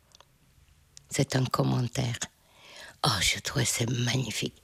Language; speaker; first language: French; non-native, fluent; Hungarian